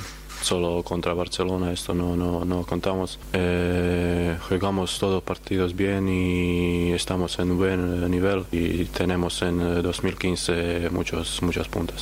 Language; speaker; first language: Spanish; non-native, learner; Croatian